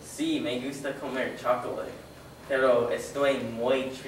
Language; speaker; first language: Spanish; non-native, learner; English